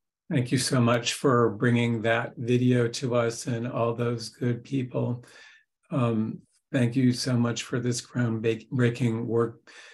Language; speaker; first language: English; native; English